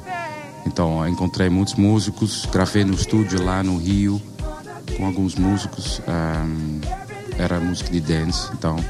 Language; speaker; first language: Portuguese; non-native, learner; Dutch